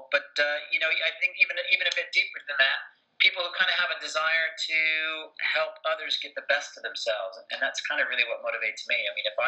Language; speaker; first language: English; native; English